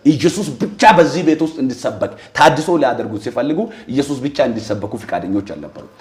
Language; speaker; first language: Amharic; non-native, local second language; Oromo